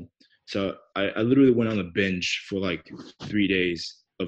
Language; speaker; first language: English; non-native, fluent; Chinese